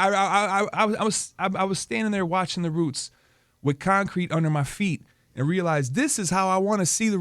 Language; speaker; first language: English; native; English